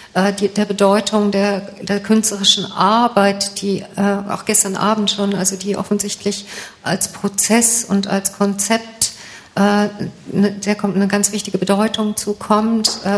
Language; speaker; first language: German; native; German